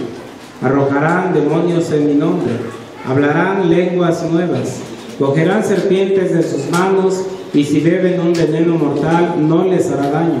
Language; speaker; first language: Spanish; native; Spanish